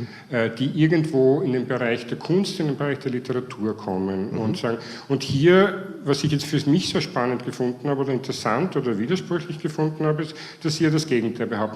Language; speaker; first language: German; native; German